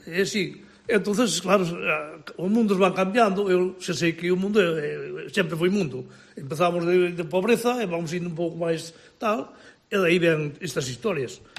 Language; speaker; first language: Galician; native; Galician